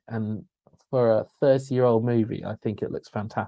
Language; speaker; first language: English; native; English